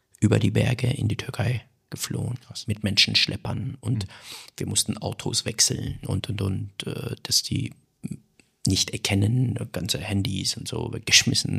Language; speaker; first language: German; non-native, fluent; Persian